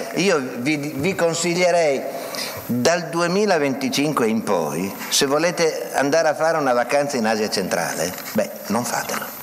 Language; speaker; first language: Italian; native; Italian